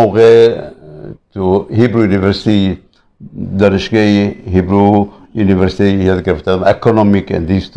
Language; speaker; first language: Persian; early bilingual, other home language; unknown